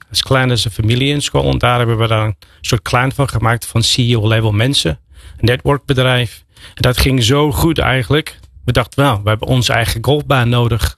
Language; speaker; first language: Dutch; non-native, fluent; English